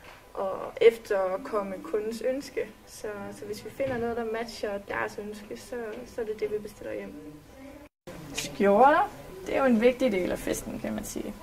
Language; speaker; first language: Danish; native; Danish